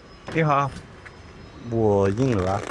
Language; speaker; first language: Chinese; non-native, learner; English